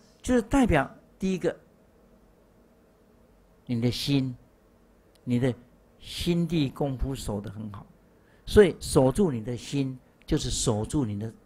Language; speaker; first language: Chinese; native; Chinese